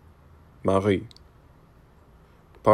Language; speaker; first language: French; non-native, learner; English